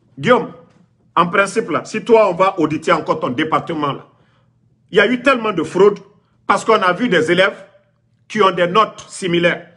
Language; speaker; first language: French; non-native, local second language; Mandingo